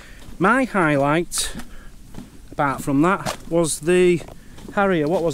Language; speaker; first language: English; native; English